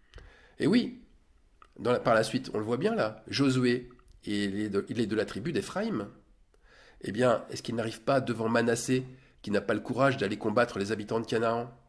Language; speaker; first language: French; native; French